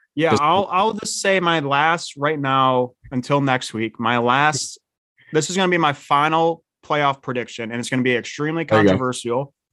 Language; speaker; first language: English; native; English